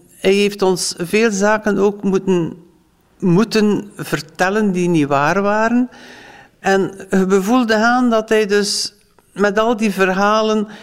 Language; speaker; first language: Dutch; native; Dutch